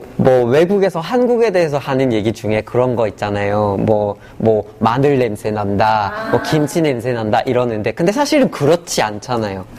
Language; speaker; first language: Korean; non-native, fluent; English